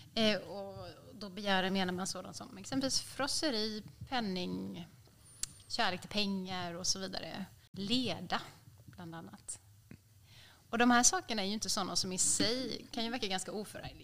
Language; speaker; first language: Swedish; native; Swedish